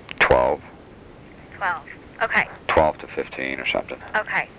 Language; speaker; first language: English; native; English